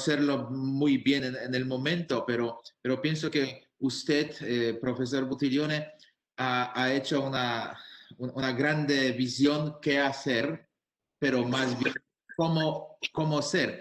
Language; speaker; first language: Spanish; non-native, fluent; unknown